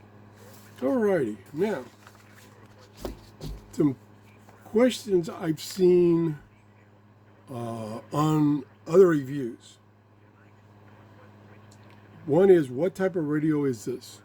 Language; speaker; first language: English; native; English